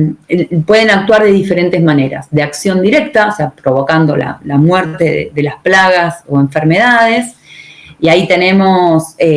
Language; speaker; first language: Spanish; native; Spanish